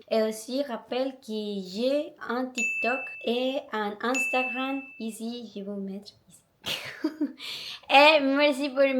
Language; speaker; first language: French; non-native, learner; Spanish